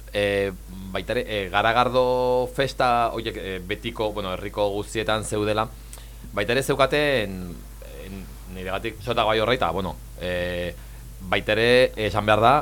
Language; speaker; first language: Basque; non-native, local second language; Spanish